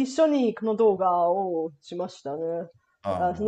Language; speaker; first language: Japanese; non-native, learner; Bulgarian